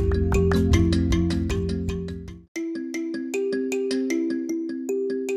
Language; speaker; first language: English; non-native, fluent; Indonesian